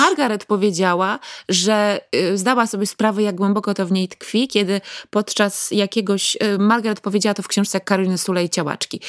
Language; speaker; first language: Polish; native; Polish